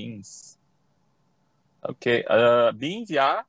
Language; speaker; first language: English; non-native, learner; Portuguese